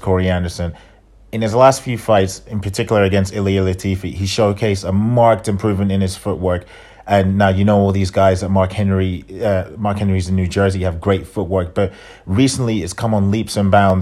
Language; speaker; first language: English; native; English